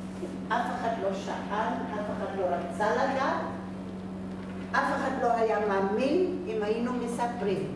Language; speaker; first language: Hebrew; non-native, fluent; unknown